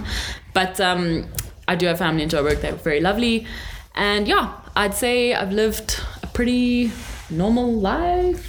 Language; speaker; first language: English; native; English